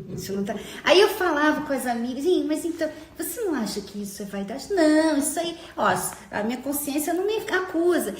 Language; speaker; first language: Portuguese; early bilingual, heritage; Portuguese